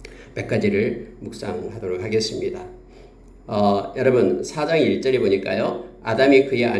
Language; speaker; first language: Korean; native; Korean